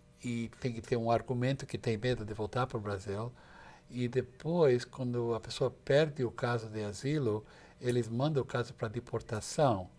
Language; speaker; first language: Portuguese; non-native, fluent; English